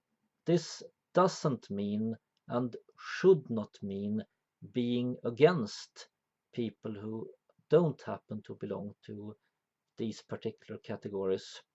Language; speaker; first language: English; non-native, fluent; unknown